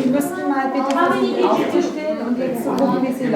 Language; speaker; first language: German; native; German